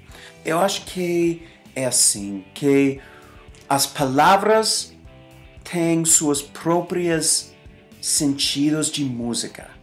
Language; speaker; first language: Portuguese; non-native, fluent; English